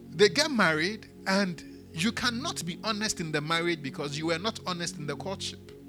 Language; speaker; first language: English; non-native, local second language; Akan